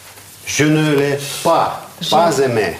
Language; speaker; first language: French; non-native, fluent; Russian